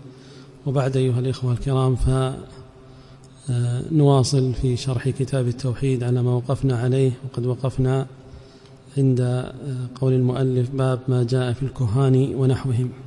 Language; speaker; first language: Arabic; native; Arabic